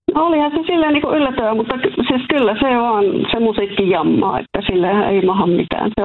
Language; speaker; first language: Finnish; native; Finnish